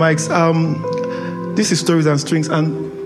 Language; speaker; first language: English; non-native, local second language; Igbo